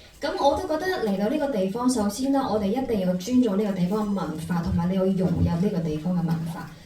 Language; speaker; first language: Cantonese; non-native, fluent; Chinese